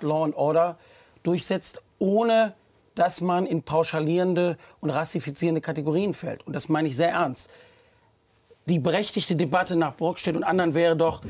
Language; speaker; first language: German; native; German